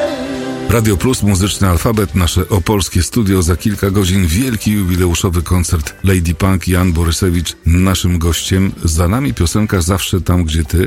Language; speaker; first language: Polish; native; Polish